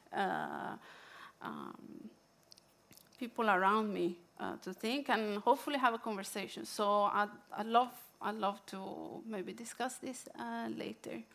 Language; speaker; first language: English; non-native, fluent; Italian